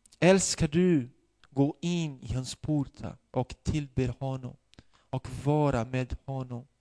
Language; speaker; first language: Swedish; non-native, fluent; Portuguese